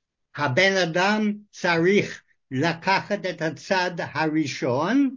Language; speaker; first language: Hebrew; non-native, fluent; English